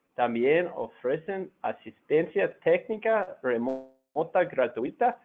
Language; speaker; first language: Spanish; non-native, fluent; English